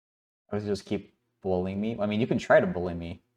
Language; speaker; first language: English; native; English